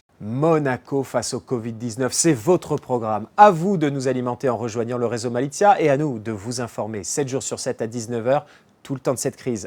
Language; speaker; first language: French; native; French